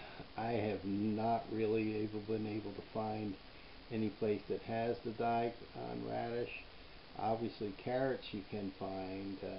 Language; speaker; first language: English; native; English